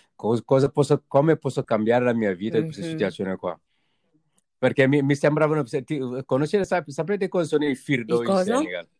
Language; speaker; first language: Italian; non-native, fluent; Wolof